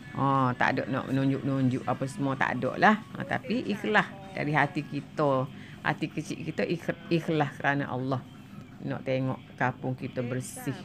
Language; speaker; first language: Malay; native; Malay